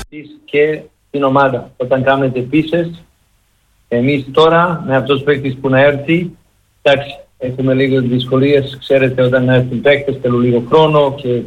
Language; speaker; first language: Greek; non-native, learner; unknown